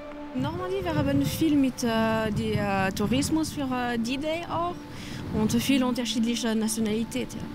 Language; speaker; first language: German; non-native, learner; French